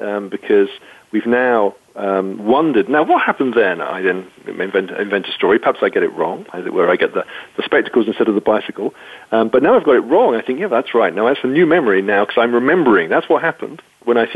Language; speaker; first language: English; native; English